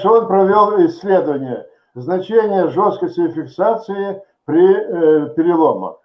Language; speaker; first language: Russian; native; Russian